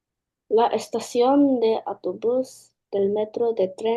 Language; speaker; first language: Spanish; non-native, learner; English